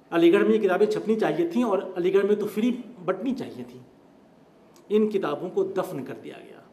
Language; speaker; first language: Urdu; native; Urdu